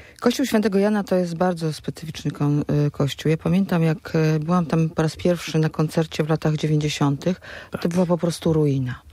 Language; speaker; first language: Polish; native; Polish